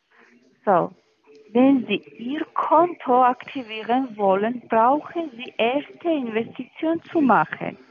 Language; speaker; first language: German; non-native, learner; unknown